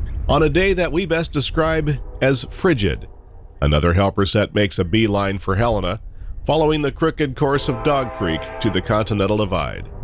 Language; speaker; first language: English; native; English